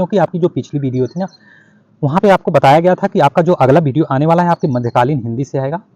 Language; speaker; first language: Hindi; native; Hindi